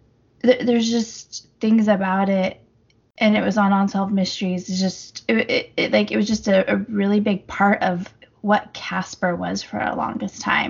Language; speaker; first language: English; native; English